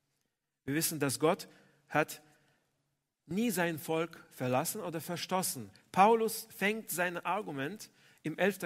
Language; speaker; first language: German; non-native, fluent; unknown